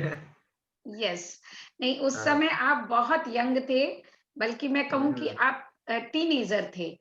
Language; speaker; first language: Hindi; native; Hindi